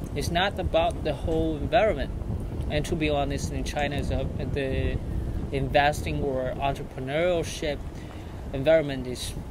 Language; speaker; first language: English; non-native, fluent; Chinese